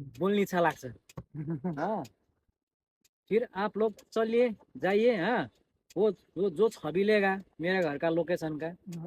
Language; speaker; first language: Hindi; non-native, local second language; Nepali